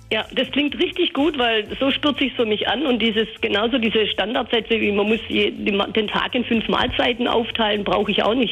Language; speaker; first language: German; native; German